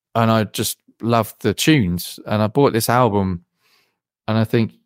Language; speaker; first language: English; native; English